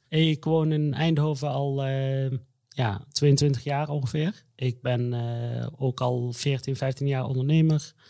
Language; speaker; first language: Dutch; non-native, fluent; Arabic